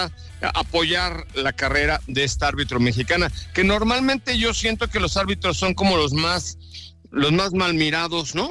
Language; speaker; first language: Spanish; native; Spanish